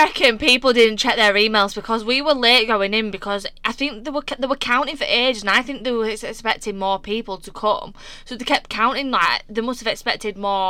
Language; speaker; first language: English; native; English